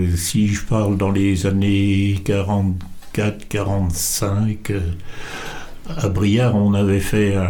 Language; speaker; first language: French; native; French